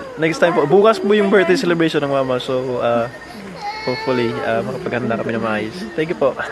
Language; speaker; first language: Filipino; non-native, local second language; Cebuano